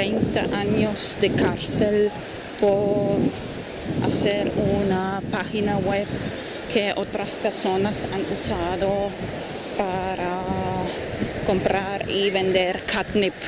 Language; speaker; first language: Spanish; non-native, fluent; German